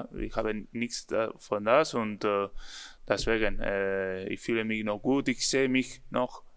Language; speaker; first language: German; non-native, learner; Spanish